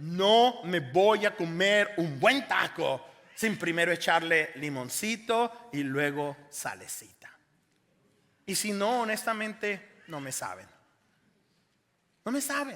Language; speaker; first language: Spanish; native; Spanish